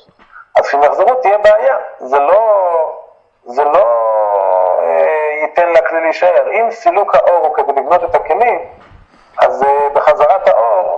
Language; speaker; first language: Hebrew; native; Hebrew